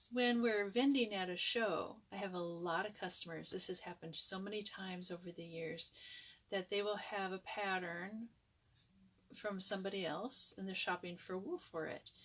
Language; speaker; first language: English; native; English